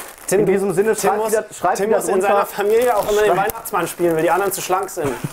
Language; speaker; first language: German; native; German